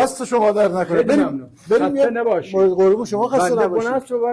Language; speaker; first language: Persian; native; Persian